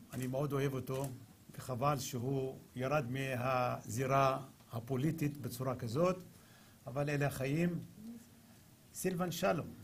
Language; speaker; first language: Hebrew; non-native, local second language; Arabic